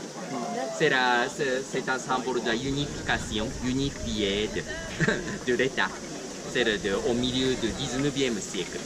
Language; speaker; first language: French; non-native, learner; Japanese